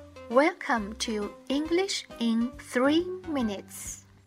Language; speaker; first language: English; non-native, fluent; Chinese